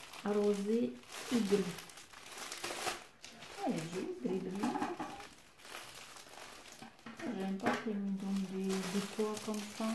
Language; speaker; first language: French; non-native, fluent; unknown